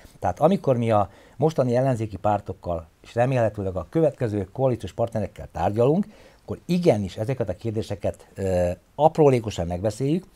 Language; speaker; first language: Hungarian; native; Hungarian